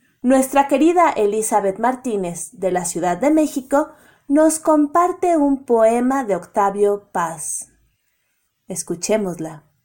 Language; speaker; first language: Spanish; native; Spanish